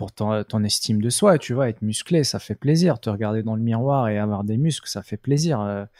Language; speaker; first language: French; non-native, local second language; Arabic